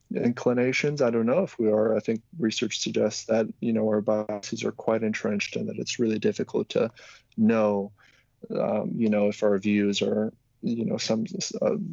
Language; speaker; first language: English; non-native, fluent; Slovak